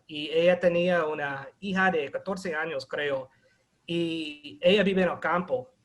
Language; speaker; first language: Spanish; non-native, fluent; English